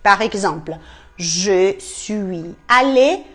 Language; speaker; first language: French; non-native, fluent; Portuguese